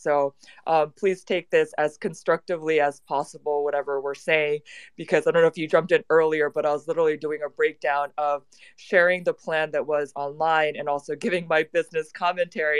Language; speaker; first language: English; native; English